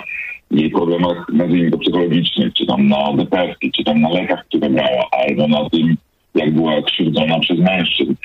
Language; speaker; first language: Polish; native; Polish